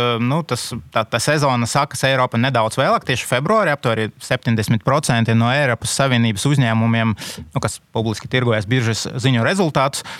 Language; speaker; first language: Latvian; non-native, local second language; Russian